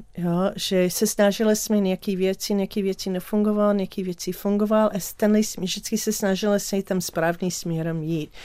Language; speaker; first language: Czech; non-native, learner; English